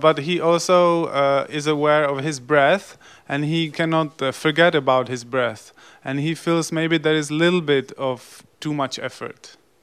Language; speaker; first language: English; non-native, fluent; Czech